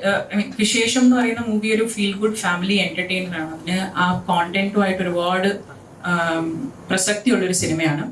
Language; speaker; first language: Malayalam; native; Malayalam